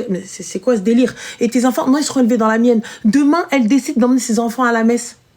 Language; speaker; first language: French; early bilingual, other home language; Arabic